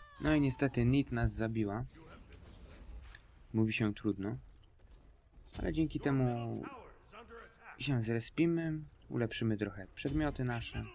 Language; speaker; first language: Polish; native; Polish